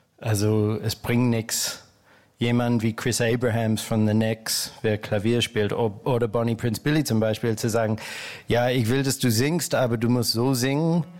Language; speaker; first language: German; non-native, fluent; English